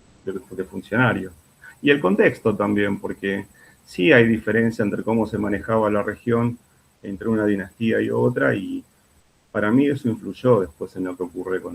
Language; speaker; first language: Spanish; native; Spanish